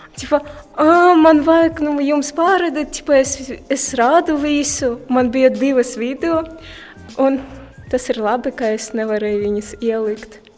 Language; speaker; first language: Latvian; non-native, local second language; Russian